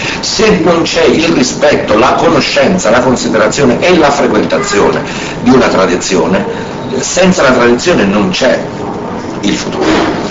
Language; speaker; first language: Italian; native; Italian